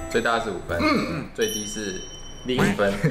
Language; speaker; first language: Chinese; native; Chinese